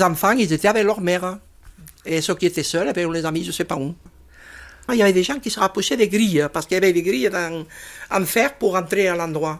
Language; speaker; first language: French; non-native, fluent; Catalan